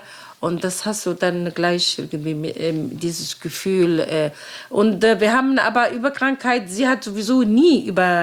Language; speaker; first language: German; non-native, fluent; Arabic